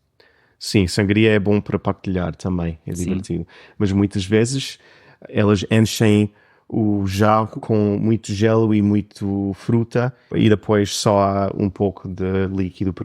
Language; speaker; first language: Portuguese; non-native, fluent; English